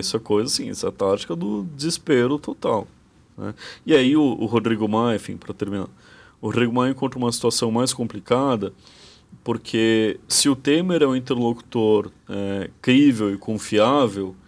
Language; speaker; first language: Portuguese; native; Portuguese